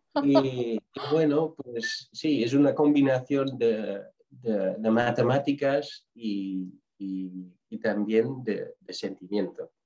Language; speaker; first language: Spanish; non-native, fluent; Dutch